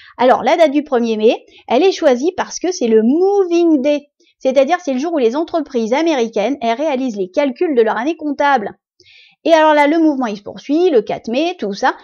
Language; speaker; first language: French; native; French